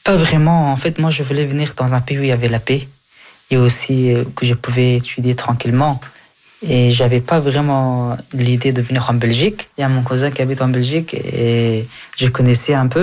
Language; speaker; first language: French; early bilingual, other home language; Hazaragi